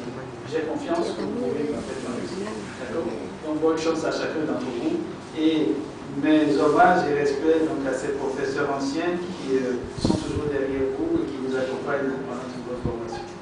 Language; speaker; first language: French; native; French